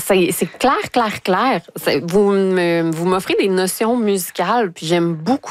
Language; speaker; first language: French; native; French